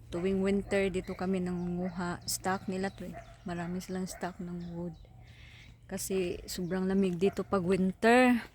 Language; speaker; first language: Filipino; non-native, local second language; Cebuano